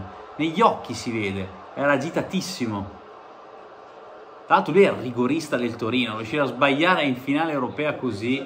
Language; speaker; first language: Italian; native; Italian